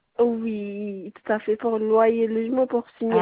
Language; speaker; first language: French; non-native, learner; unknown